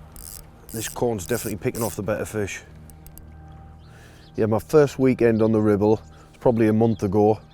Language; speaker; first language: English; native; English